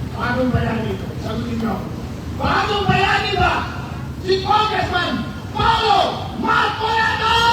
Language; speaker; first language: Filipino; non-native, local second language; Iloko